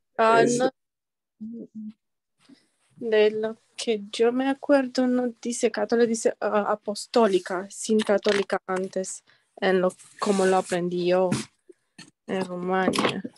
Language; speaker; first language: Spanish; non-native, learner; Romanian